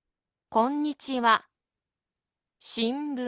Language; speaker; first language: Japanese; non-native, learner; Filipino